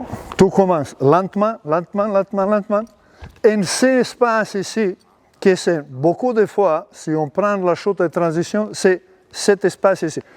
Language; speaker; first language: French; non-native, learner; Serbian